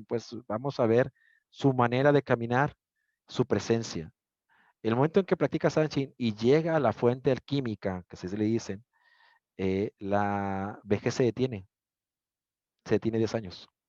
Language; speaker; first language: Spanish; native; Spanish